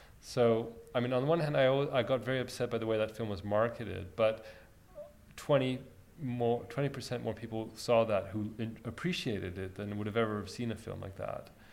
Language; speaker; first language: English; early bilingual, other home language; Armenian